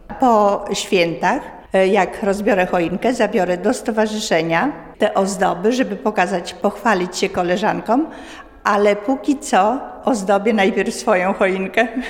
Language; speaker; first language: Polish; native; Polish